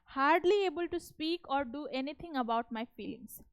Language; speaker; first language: English; non-native, local second language; Hindi